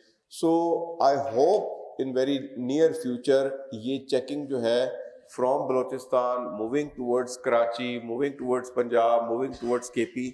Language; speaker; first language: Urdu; non-native, local second language; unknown